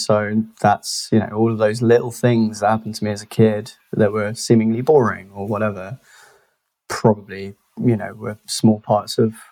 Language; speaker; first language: English; native; English